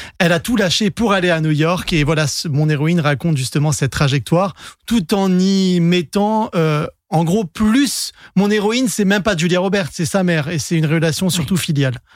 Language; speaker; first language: French; native; French